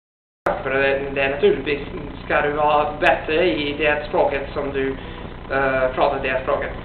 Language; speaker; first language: Swedish; non-native, fluent; Italian